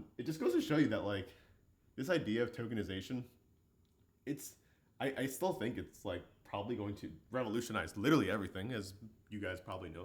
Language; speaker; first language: English; native; English